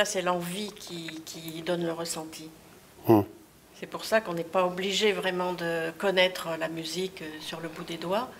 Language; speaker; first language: French; native; French